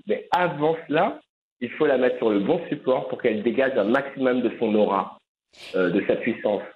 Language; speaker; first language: French; native; French